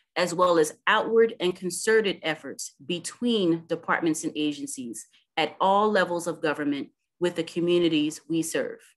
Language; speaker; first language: English; native; English